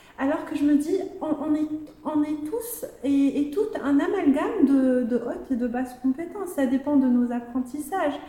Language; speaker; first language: French; non-native, local second language; Arabic